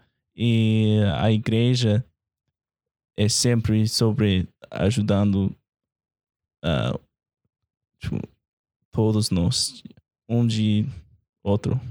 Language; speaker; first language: Portuguese; non-native, learner; English